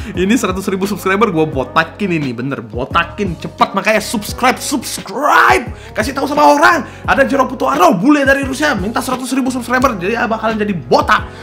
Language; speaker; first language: Indonesian; non-native, fluent; Russian